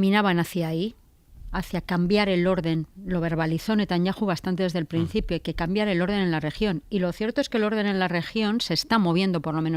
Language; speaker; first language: Spanish; native; Spanish